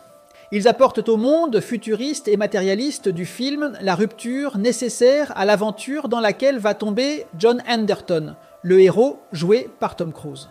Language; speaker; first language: French; native; French